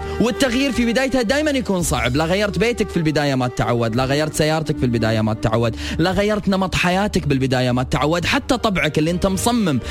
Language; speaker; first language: Arabic; native; Arabic